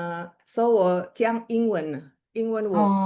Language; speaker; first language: Chinese; non-native, learner; Indonesian